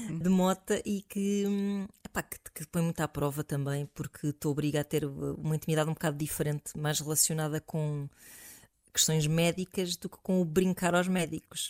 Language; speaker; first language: Portuguese; native; Portuguese